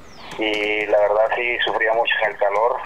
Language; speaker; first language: Spanish; native; Spanish